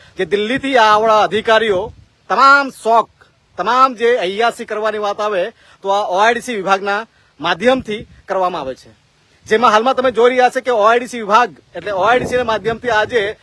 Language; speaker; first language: Gujarati; non-native, local second language; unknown